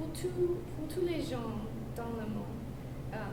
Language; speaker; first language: French; non-native, learner; English